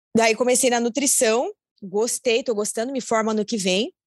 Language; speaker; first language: Portuguese; native; Portuguese